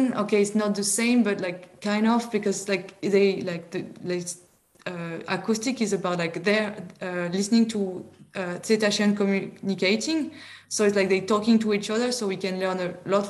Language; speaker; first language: English; non-native, fluent; French